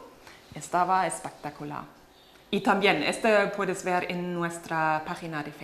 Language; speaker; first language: Spanish; non-native, fluent; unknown